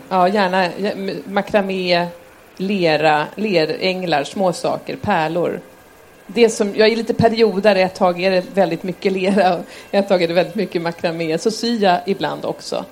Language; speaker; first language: Swedish; native; Swedish